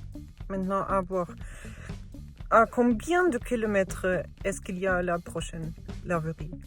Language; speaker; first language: French; non-native, learner; German